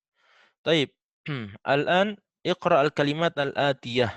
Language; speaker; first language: Arabic; non-native, fluent; Indonesian